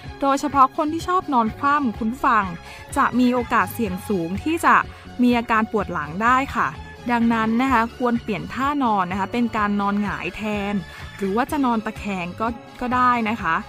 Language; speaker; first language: Thai; native; Thai